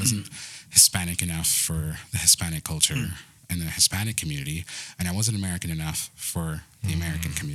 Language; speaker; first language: English; early bilingual, other home language; Spanish